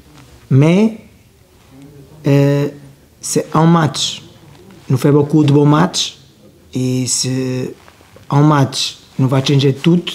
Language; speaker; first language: French; non-native, learner; Portuguese